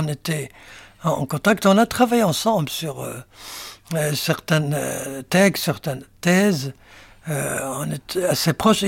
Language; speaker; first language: French; non-native, local second language; Arabic